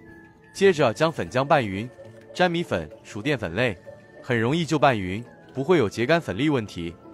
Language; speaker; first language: Chinese; native; Chinese